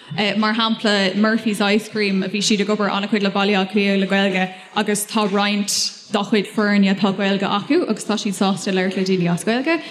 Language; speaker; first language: Irish; non-native, local second language; English